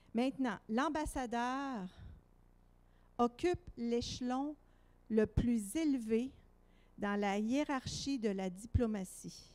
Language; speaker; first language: French; native; French